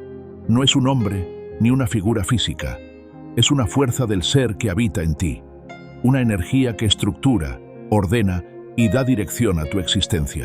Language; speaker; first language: Spanish; native; Spanish